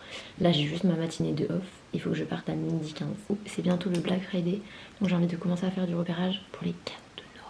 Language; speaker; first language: French; native; French